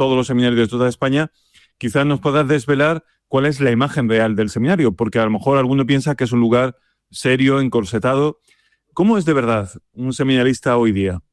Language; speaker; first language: Spanish; native; Spanish